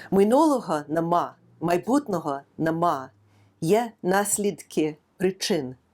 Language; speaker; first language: Ukrainian; non-native, fluent; English